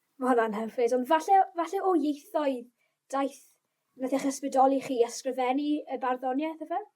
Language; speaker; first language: Welsh; non-native, local second language; English